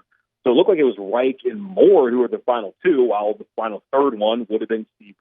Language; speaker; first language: English; native; English